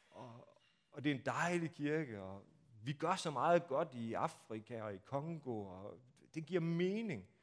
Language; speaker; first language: Danish; native; Danish